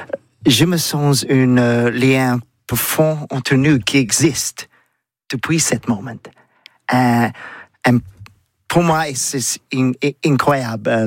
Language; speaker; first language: French; non-native, learner; English